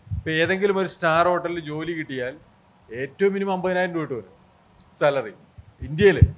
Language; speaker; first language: Malayalam; native; Malayalam